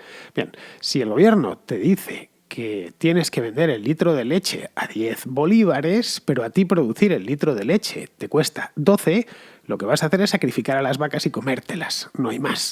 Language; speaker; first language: Spanish; native; Spanish